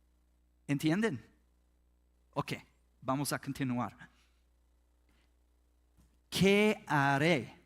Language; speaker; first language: Spanish; non-native, learner; English